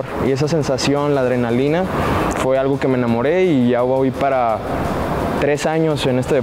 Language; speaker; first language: Spanish; native; Spanish